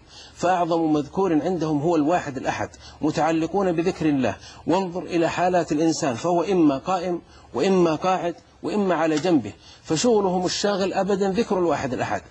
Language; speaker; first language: Arabic; native; Arabic